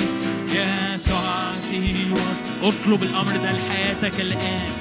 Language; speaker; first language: Arabic; native; Arabic